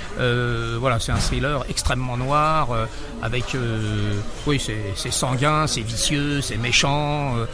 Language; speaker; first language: French; native; French